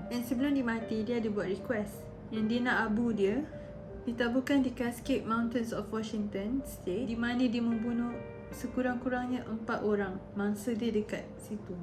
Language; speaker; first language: Malay; native; Malay